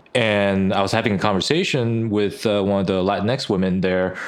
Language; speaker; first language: English; early bilingual, other home language; Korean